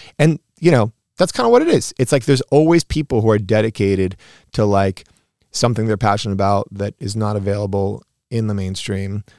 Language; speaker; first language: English; early bilingual, other home language; Spanish